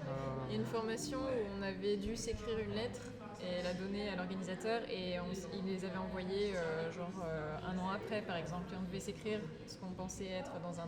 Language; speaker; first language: French; native; French